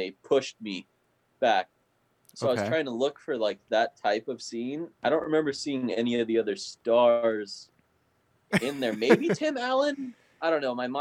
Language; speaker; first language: English; native; English